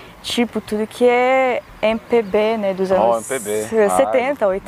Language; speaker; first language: Portuguese; non-native, fluent; Macedonian